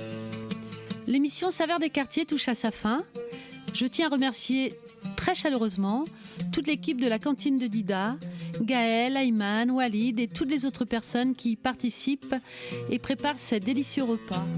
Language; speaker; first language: French; native; French